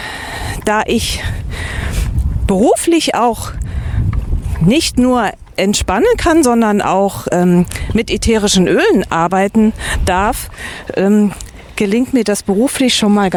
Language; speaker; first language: German; native; German